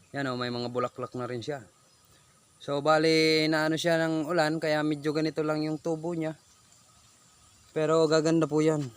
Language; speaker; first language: Filipino; non-native, local second language; Bikol